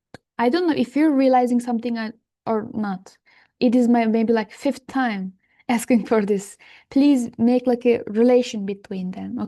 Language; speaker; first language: English; non-native, fluent; Turkish